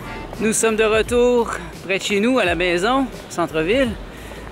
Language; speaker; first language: French; native; French